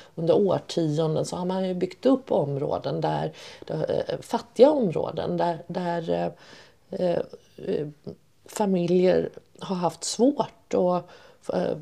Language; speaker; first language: Swedish; early bilingual, other home language; Persian